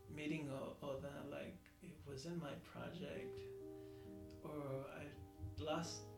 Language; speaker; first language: English; early bilingual, other home language; Spanish